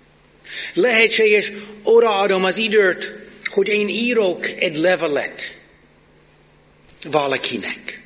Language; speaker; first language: Hungarian; non-native, fluent; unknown